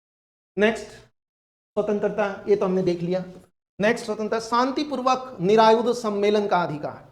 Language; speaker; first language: Hindi; native; Hindi